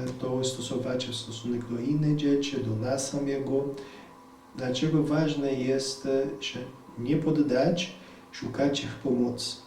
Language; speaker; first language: Polish; non-native, fluent; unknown